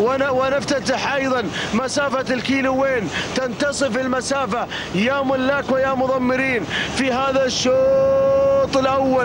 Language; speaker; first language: Arabic; native; Arabic